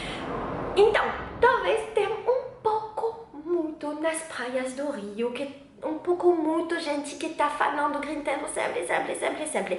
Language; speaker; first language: Portuguese; non-native, learner; French